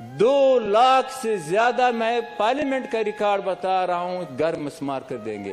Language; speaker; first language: Urdu; non-native, local second language; Pashto